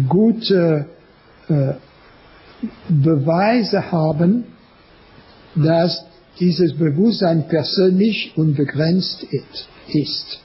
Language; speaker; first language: German; non-native, learner; French